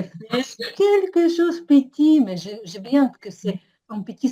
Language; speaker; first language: French; non-native, learner; Ukrainian